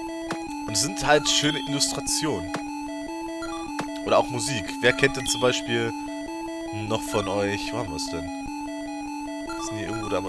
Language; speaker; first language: German; native; German